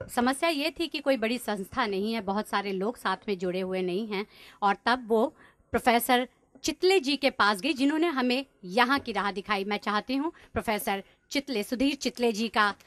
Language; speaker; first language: Hindi; native; Hindi